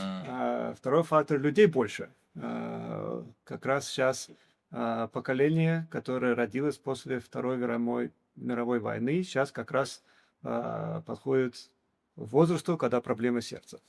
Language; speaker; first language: Russian; early bilingual, heritage; English